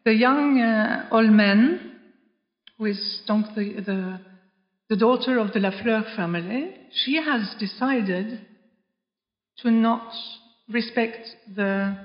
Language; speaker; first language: English; non-native, fluent; Norwegian